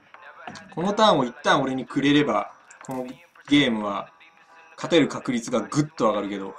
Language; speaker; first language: Japanese; native; Japanese